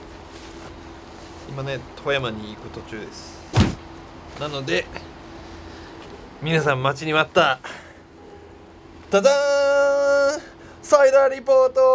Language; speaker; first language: Japanese; non-native, fluent; English